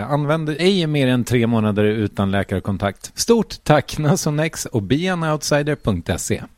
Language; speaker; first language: Swedish; native; Swedish